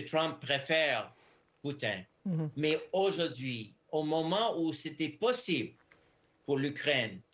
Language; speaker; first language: French; non-native, fluent; English